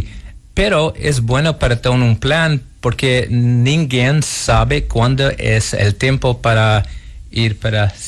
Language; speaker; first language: Spanish; non-native, learner; Portuguese